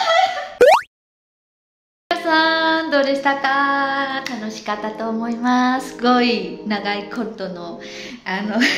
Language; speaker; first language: Japanese; non-native, fluent; Khmer